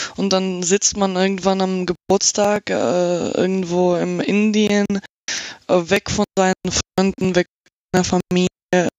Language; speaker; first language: German; non-native, fluent; Slovak